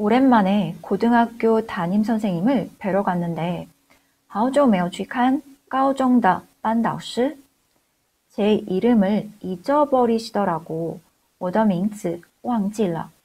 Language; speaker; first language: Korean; non-native, fluent; Chinese